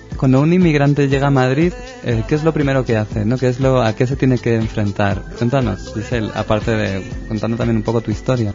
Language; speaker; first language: Spanish; native; Spanish